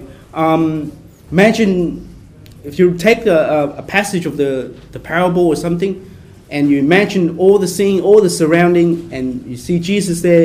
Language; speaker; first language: English; native; English